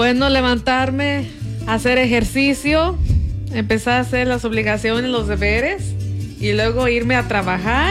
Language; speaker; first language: Spanish; early bilingual, heritage; Spanish